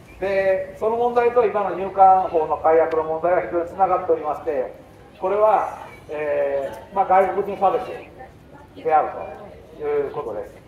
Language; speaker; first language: Japanese; native; Japanese